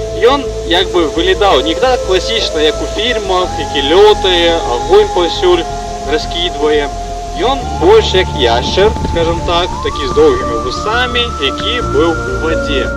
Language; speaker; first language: Belarusian; non-native, local second language; Russian